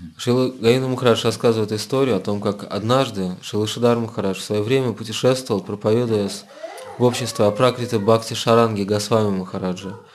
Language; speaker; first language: Russian; native; Russian